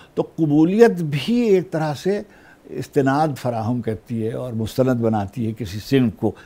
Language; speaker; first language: Urdu; native; Urdu